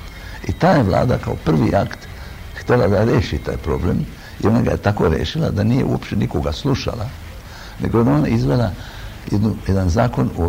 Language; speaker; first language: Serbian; early bilingual, heritage; Croatian